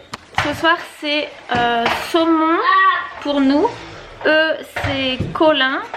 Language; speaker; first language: French; native; French